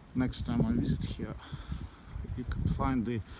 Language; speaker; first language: English; non-native, fluent; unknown